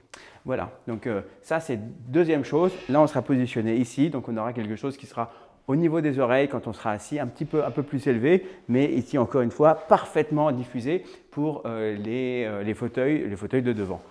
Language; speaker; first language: French; native; French